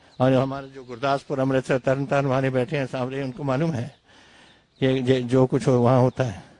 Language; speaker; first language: Hindi; non-native, local second language; Punjabi